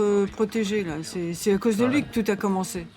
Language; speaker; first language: French; native; French